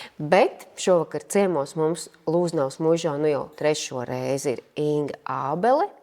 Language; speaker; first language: Latvian; native; Latvian